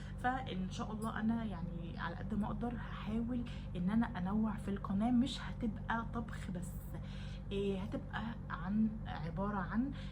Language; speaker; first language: Arabic; native; Arabic